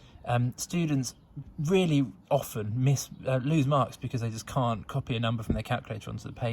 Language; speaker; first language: English; native; English